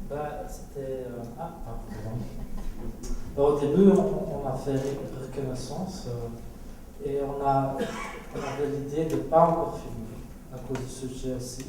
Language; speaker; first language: French; non-native, local second language; Dutch